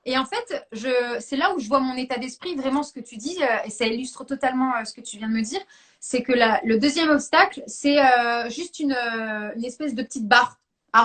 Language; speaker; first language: French; native; French